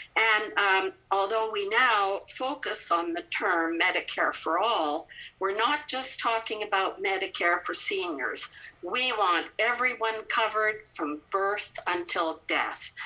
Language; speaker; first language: English; native; English